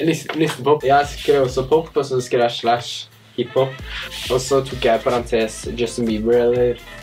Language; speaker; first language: Norwegian; native; Norwegian